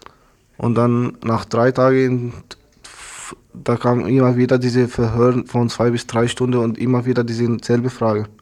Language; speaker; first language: German; non-native, learner; Arabic